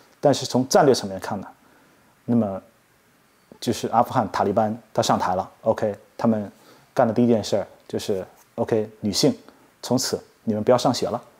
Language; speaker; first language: Chinese; native; Chinese